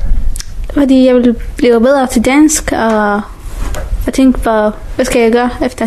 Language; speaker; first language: Danish; non-native, learner; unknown